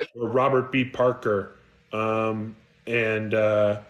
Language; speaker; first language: English; native; English